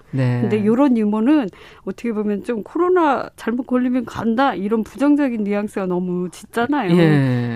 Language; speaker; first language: Korean; native; Korean